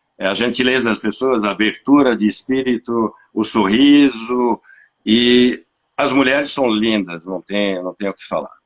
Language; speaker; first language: Portuguese; non-native, fluent; French